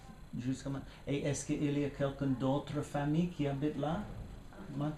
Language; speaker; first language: French; non-native, fluent; English